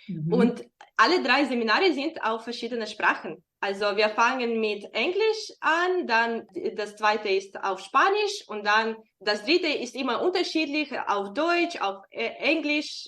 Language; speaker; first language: German; non-native, fluent; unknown